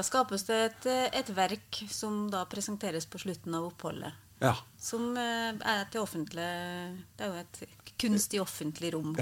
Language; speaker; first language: Norwegian; native; Norwegian